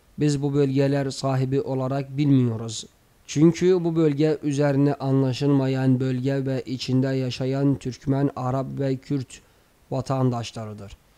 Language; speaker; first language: Turkish; native; Turkish